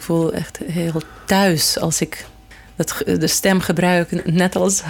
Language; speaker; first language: Dutch; non-native, fluent; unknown